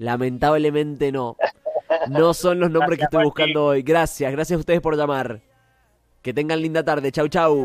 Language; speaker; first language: Spanish; native; Spanish